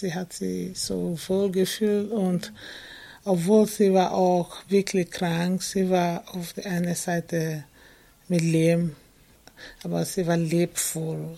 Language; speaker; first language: German; non-native, fluent; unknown